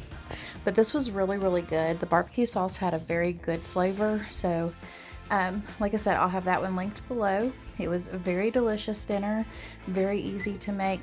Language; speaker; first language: English; native; English